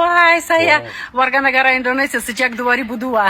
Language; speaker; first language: Indonesian; non-native, fluent; Russian